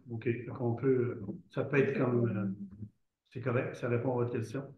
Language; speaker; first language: French; native; French